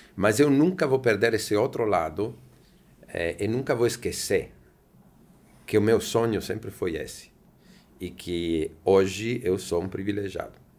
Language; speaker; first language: Portuguese; non-native, fluent; Italian